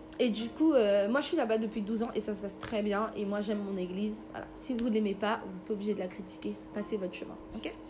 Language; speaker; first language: French; early bilingual, other home language; Lingala